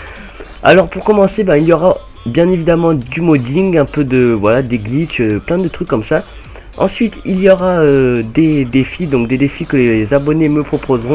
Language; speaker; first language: French; native; French